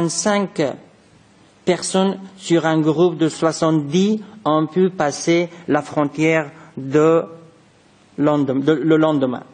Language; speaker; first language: French; non-native, fluent; Persian